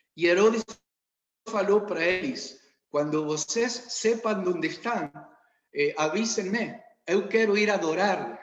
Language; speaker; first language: Portuguese; non-native, learner; Spanish